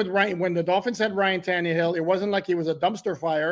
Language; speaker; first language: English; native; English